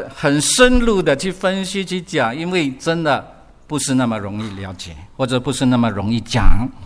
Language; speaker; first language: Chinese; early bilingual, other home language; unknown